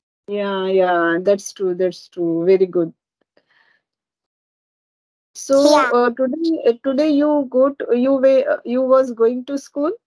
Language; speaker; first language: English; non-native, learner; Marathi